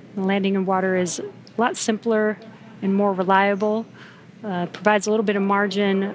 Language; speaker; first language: English; native; English